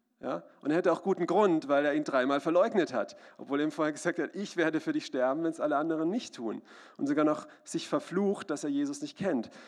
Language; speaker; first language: German; native; German